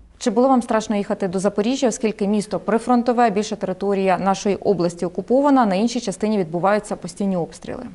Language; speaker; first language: Ukrainian; native; Ukrainian